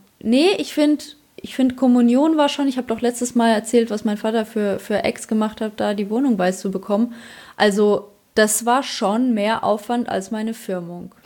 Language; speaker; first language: German; early bilingual, other home language; Polish